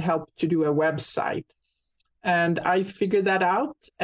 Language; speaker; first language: English; non-native, fluent; Swedish